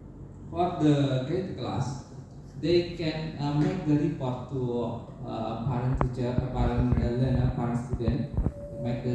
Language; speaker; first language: English; non-native, learner; Indonesian